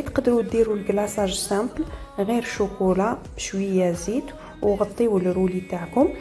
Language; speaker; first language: Arabic; native; Arabic